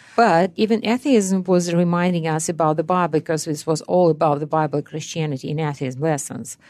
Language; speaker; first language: English; non-native, fluent; Russian